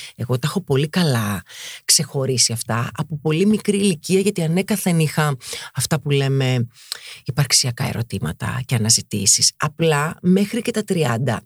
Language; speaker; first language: Greek; native; Greek